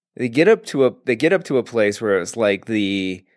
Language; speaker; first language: English; native; English